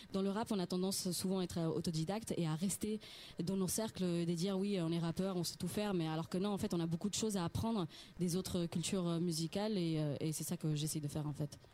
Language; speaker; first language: French; non-native, fluent; Spanish